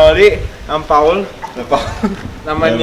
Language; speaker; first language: Indonesian; early bilingual, other home language; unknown